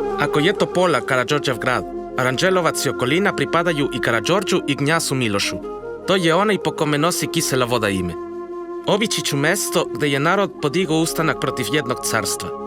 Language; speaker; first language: Croatian; non-native, fluent; Spanish